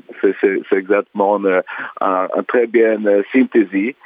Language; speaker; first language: French; non-native, learner; Italian